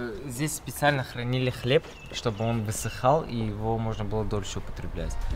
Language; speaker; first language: Russian; non-native, local second language; Tajik